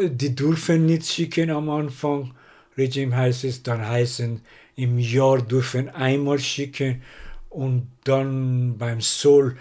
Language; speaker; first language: German; non-native, learner; Persian